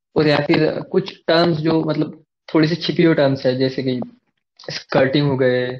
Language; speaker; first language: Hindi; non-native, local second language; Marathi